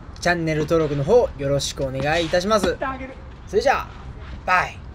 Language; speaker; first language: Japanese; native; Japanese